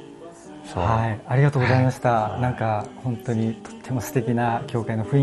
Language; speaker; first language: Japanese; native; Japanese